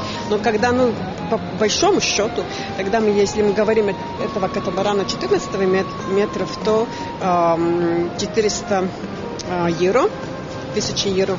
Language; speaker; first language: Russian; non-native, fluent; Latvian